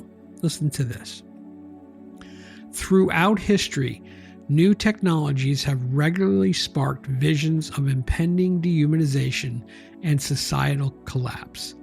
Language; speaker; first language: English; native; English